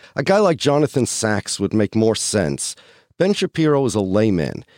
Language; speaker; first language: English; early bilingual, other home language; Polish